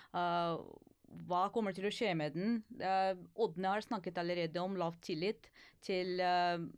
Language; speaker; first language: Norwegian; non-native, fluent; Ukrainian